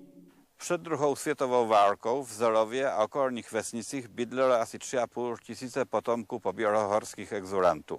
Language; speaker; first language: Czech; early bilingual, heritage; Czech